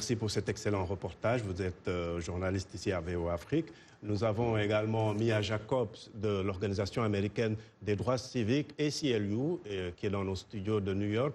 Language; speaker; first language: French; native; French